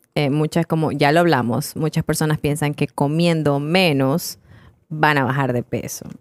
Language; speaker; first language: Spanish; native; Spanish